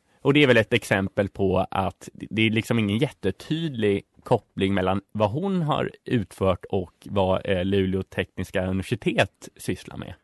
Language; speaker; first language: Swedish; native; Swedish